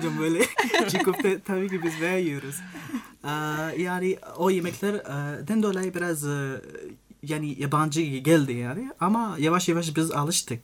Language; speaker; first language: Turkish; non-native, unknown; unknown